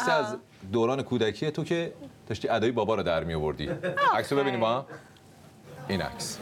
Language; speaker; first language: Persian; native; Persian